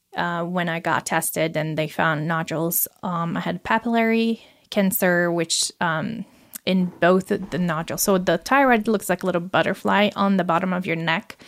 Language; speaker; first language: English; non-native, fluent; Portuguese